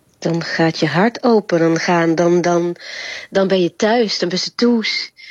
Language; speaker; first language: Dutch; native; Dutch